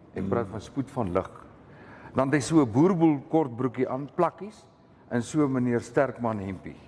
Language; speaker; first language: Afrikaans; native; Afrikaans